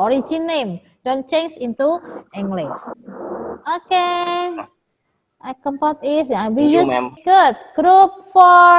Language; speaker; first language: English; non-native, fluent; Indonesian